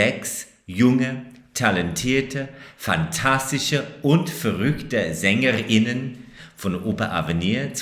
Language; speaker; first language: German; non-native, fluent; English